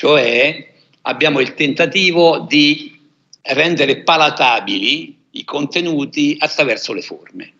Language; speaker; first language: Italian; native; Italian